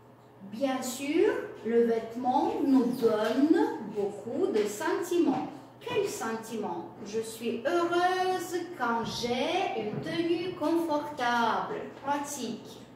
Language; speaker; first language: French; non-native, fluent; Russian